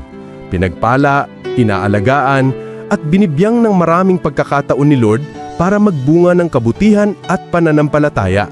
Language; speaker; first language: Filipino; native; Filipino